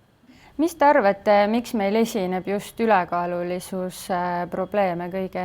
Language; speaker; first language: Estonian; native; Estonian